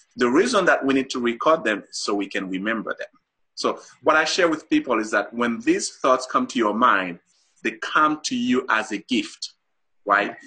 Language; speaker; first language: English; non-native, fluent; Haitian Creole